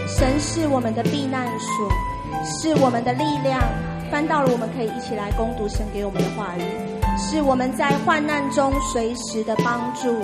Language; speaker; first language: Chinese; native; Chinese